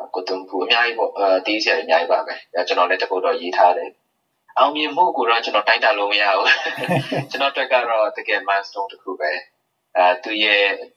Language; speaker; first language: Burmese; non-native, local second language; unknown